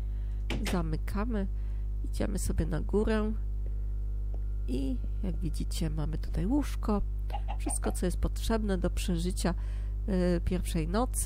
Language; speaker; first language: Polish; native; Polish